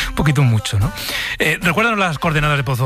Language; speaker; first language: Spanish; native; Spanish